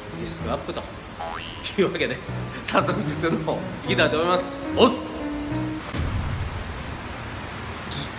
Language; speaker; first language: Japanese; native; Japanese